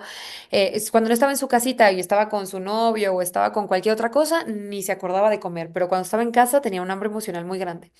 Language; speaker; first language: Spanish; native; Spanish